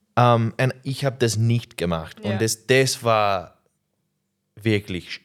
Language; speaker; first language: German; non-native, learner; English